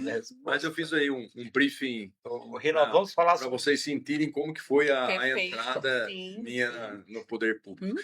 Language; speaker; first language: Portuguese; native; Portuguese